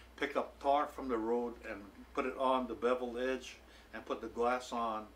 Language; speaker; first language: English; native; English